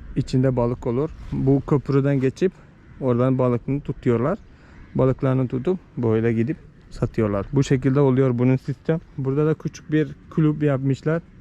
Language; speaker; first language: Turkish; non-native, fluent; Malayalam